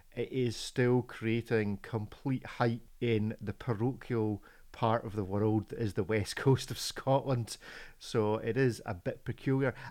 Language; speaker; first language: English; native; English